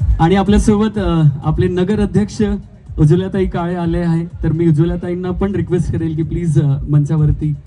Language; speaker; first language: Marathi; non-native, local second language; Hindi